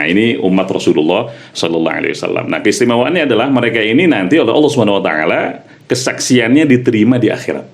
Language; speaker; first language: Indonesian; native; Indonesian